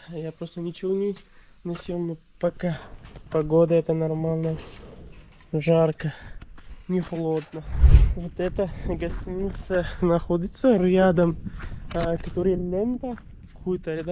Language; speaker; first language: Russian; non-native, learner; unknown